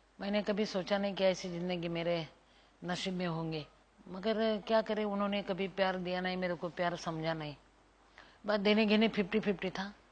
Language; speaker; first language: Hindi; non-native, local second language; Marathi